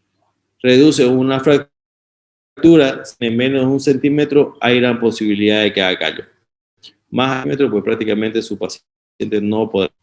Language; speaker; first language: Spanish; native; Spanish